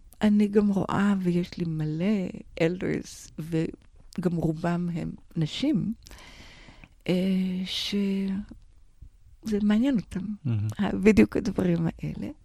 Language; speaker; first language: Hebrew; non-native, fluent; English